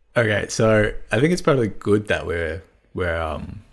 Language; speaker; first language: English; non-native, local second language; Cantonese